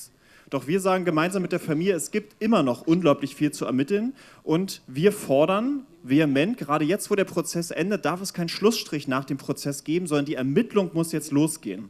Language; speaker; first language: German; native; German